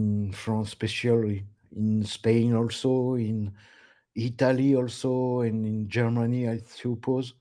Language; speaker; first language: English; non-native, learner; French